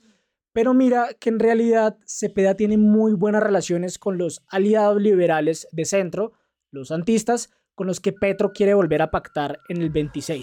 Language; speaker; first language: Spanish; native; Spanish